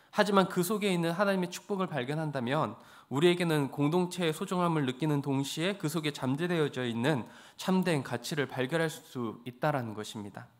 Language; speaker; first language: Korean; native; Korean